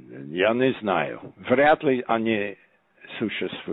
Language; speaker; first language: Russian; non-native, fluent; English